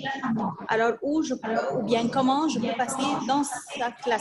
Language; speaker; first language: French; non-native, fluent; Arabic